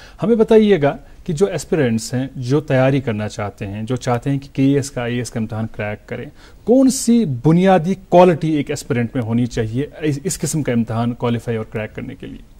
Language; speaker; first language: Hindi; non-native, local second language; Kashmiri